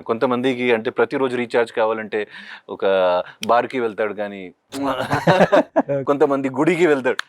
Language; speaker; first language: Telugu; non-native, local second language; Hindi